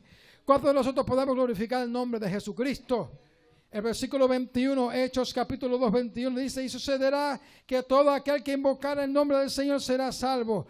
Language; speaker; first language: Spanish; native; Spanish